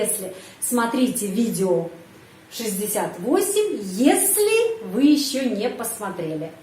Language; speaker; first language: Russian; non-native, fluent; Indonesian